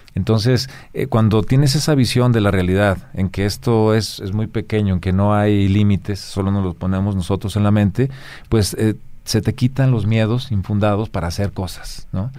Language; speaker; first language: Spanish; native; Spanish